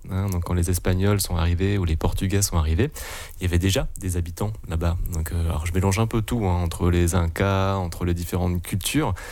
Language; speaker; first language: French; native; French